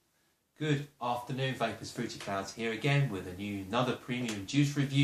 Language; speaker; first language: English; native; English